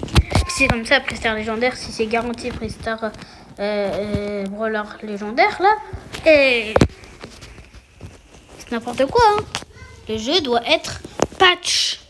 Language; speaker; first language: French; native; French